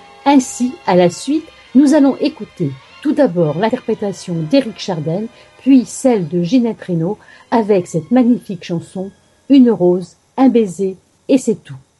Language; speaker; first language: French; native; French